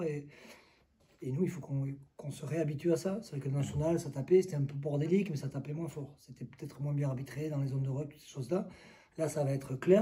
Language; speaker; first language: French; native; French